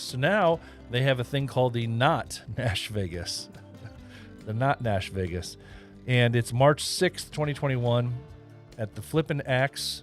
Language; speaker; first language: English; native; English